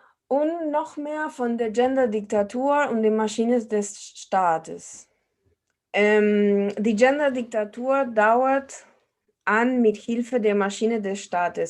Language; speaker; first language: German; non-native, fluent; Spanish